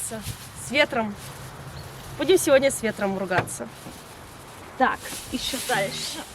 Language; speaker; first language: Russian; early bilingual, heritage; Russian